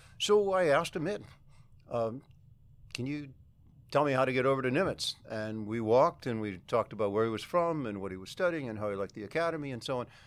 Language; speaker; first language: English; native; English